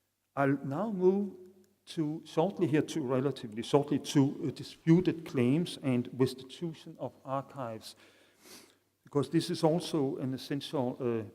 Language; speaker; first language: English; non-native, fluent; Danish